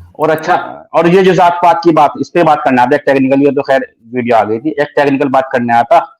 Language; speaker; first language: Hindi; native; Hindi